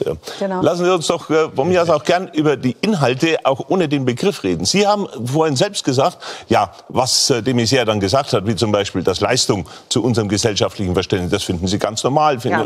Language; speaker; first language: German; native; German